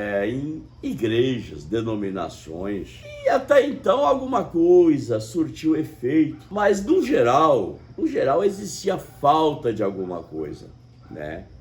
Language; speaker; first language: Portuguese; native; Portuguese